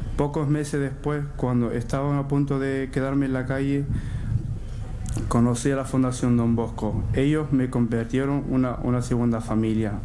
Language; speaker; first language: Spanish; non-native, learner; Arabic